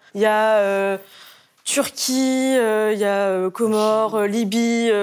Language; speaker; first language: French; native; French